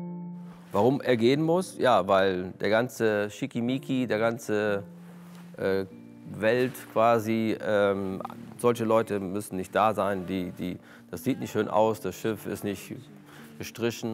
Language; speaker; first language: German; non-native, fluent; English